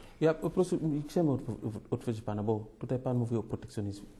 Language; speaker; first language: Polish; non-native, fluent; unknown